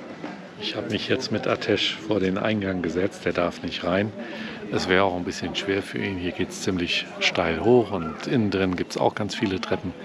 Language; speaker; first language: German; native; German